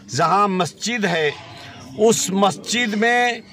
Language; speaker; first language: Hindi; non-native, local second language; Kachhi